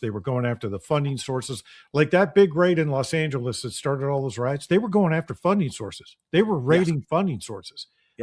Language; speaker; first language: English; native; English